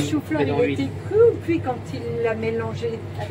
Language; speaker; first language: French; native; French